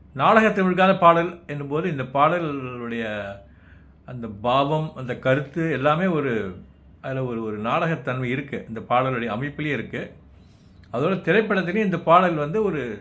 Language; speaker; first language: Tamil; native; Tamil